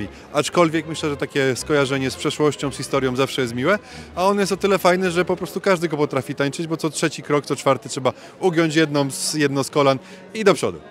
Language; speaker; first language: Polish; native; Polish